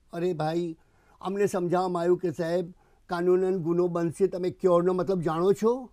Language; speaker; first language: Gujarati; non-native, local second language; Hindi